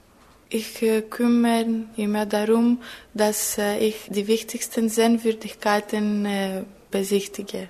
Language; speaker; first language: German; non-native, fluent; Greek